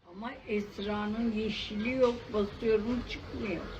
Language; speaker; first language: Turkish; native; Turkish